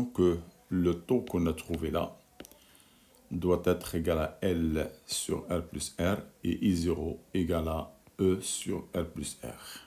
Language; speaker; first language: French; non-native, local second language; Arabic